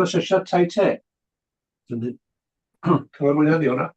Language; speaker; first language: Welsh; native; Welsh